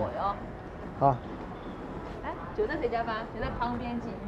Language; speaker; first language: Chinese; native; Chinese